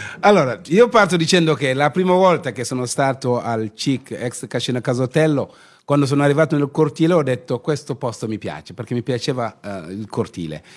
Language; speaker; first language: Italian; non-native, fluent; Wolof